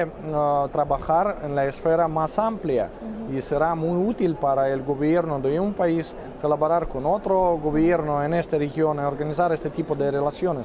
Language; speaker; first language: Spanish; non-native, fluent; Russian